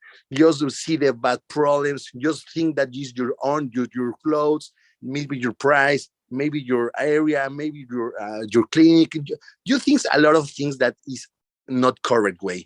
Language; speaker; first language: English; non-native, learner; Spanish